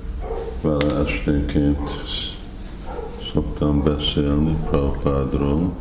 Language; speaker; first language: Hungarian; non-native, fluent; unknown